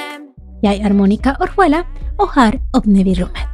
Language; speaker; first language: Norwegian; non-native, fluent; Spanish